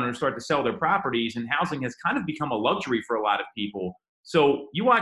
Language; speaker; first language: English; native; English